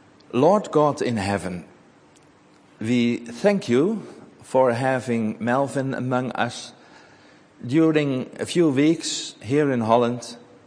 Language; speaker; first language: English; non-native, learner; Dutch